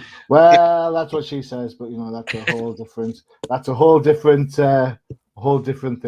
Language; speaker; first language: English; native; English